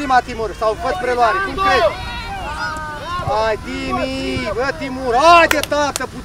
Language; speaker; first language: Romanian; native; Romanian